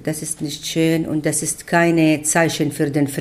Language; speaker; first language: German; non-native, fluent; Arabic